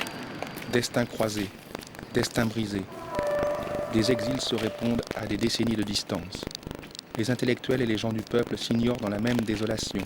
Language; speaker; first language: French; native; French